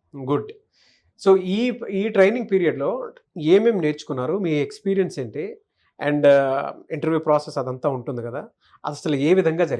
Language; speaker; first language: Telugu; native; Telugu